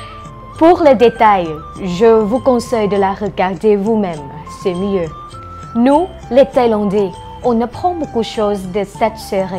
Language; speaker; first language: French; non-native, fluent; Thai